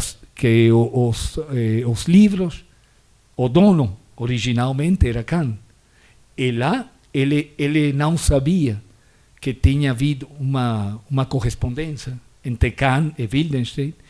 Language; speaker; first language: Portuguese; non-native, fluent; Spanish